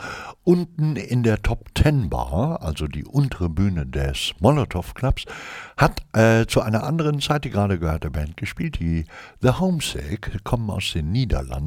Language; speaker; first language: German; native; German